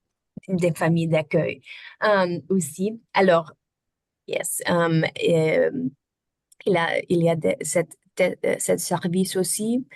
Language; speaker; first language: French; non-native, learner; German